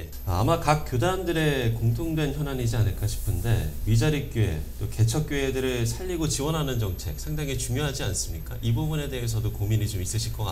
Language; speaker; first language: Korean; native; Korean